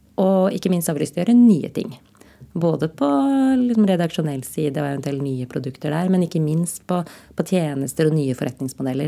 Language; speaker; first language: Norwegian; native; Norwegian